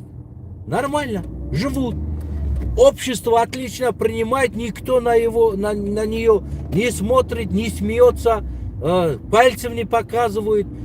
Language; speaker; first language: Russian; non-native, local second language; Tajik